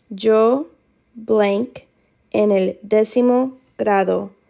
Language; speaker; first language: Spanish; non-native, fluent; English